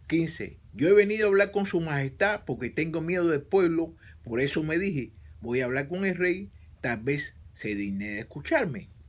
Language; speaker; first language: Spanish; native; Spanish